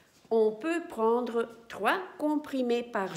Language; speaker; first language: French; non-native, fluent; Dutch